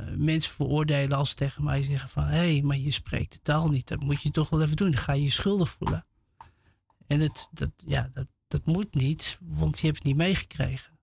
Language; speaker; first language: Dutch; native; Dutch